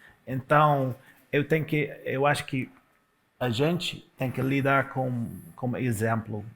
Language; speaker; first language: Portuguese; non-native, fluent; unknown